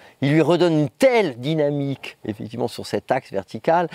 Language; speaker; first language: French; native; French